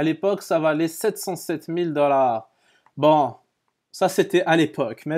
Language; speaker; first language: French; native; French